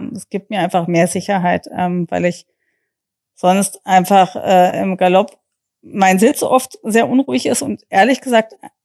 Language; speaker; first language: German; non-native, fluent; English